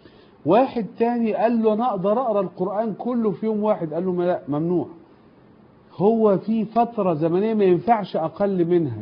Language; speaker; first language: Arabic; native; Arabic